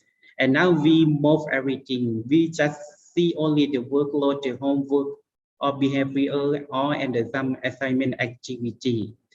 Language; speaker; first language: English; non-native, learner; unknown